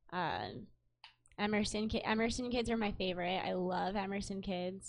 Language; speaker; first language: English; native; English